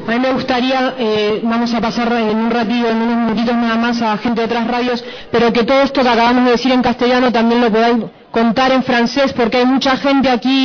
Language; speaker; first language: Spanish; native; Spanish